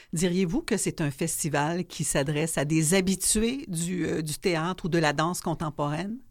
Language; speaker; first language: French; native; French